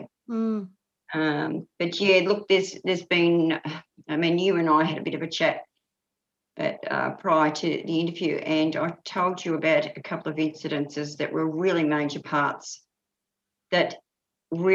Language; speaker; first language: English; native; English